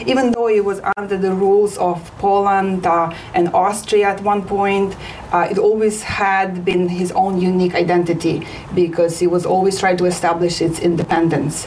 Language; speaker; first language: English; non-native, fluent; Ukrainian